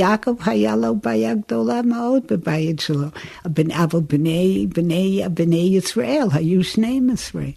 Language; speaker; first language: Hebrew; non-native, fluent; English